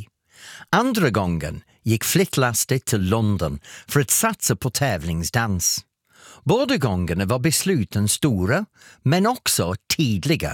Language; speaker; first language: Swedish; non-native, fluent; English